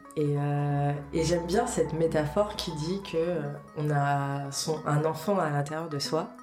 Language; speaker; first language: French; early bilingual, other home language; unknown